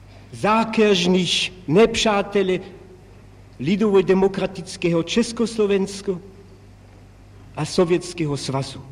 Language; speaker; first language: Czech; non-native, local second language; German